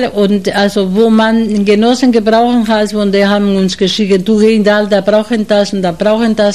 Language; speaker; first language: German; non-native, fluent; Spanish